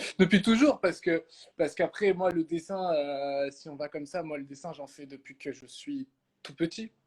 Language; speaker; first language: French; native; French